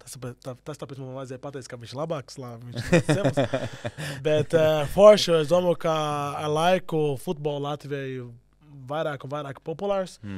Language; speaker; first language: Latvian; non-native, learner; Portuguese